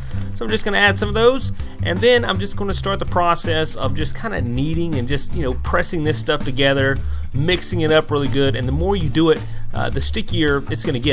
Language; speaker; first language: English; native; English